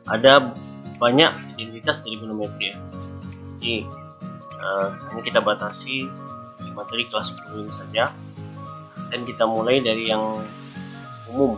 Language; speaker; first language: Indonesian; native; Indonesian